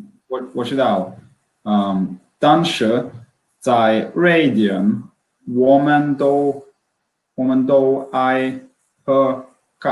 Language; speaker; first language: Chinese; non-native, learner; Swedish